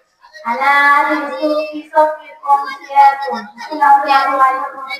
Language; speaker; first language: Arabic; non-native, learner; Bangla